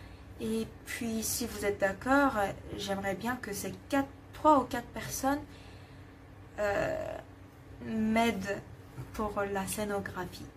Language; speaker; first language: French; non-native, fluent; Korean